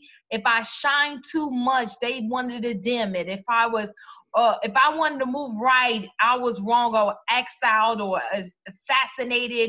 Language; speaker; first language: English; native; English